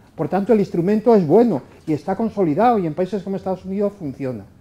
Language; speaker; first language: Spanish; native; Spanish